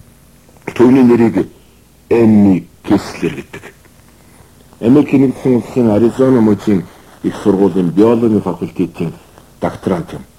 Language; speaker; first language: Mongolian; native; Mongolian